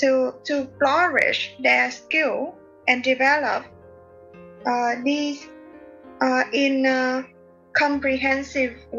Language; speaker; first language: English; non-native, learner; Vietnamese